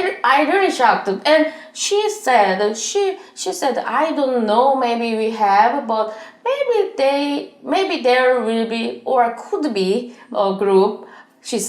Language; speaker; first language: English; non-native, learner; Korean